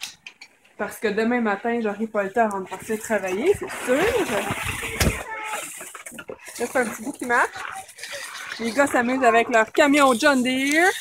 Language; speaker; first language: French; native; French